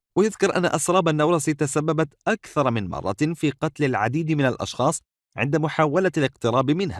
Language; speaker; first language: Arabic; native; Arabic